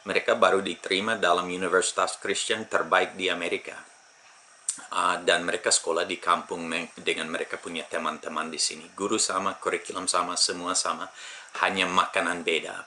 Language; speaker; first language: Indonesian; non-native, fluent; English